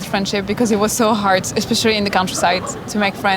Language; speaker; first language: English; non-native, fluent; French